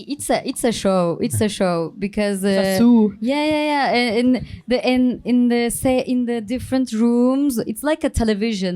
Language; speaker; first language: English; non-native, learner; Turkish